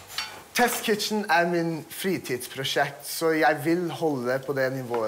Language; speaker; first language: Norwegian; early bilingual, heritage; English